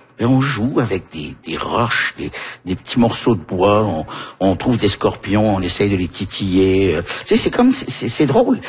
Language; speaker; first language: French; early bilingual, heritage; French